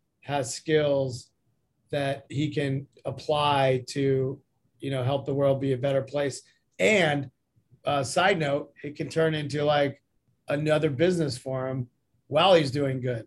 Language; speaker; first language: English; native; English